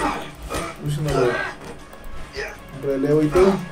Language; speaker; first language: Spanish; native; Spanish